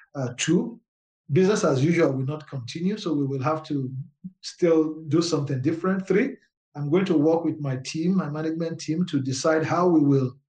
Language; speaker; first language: English; non-native, local second language; Yoruba